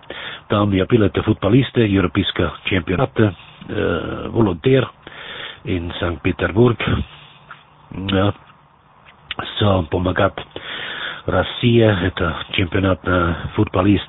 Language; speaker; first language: Russian; non-native, learner; German